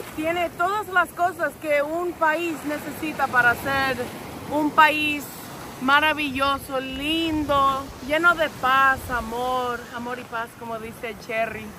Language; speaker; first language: Spanish; non-native, fluent; English